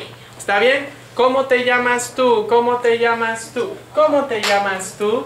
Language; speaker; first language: Spanish; non-native, fluent; English